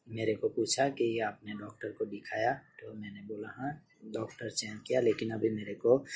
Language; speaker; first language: Hindi; non-native, local second language; Gujarati